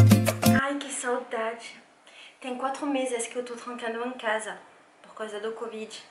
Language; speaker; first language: Portuguese; non-native, fluent; French